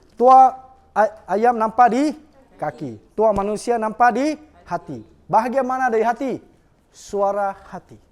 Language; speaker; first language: Malay; non-native, local second language; Chinese